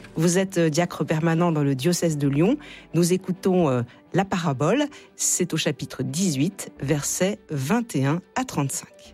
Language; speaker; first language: French; native; French